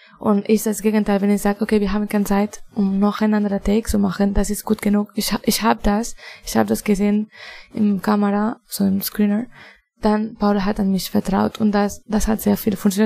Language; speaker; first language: German; non-native, fluent; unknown